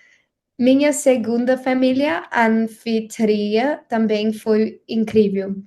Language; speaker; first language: Portuguese; non-native, learner; English